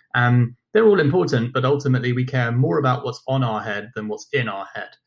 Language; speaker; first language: English; native; English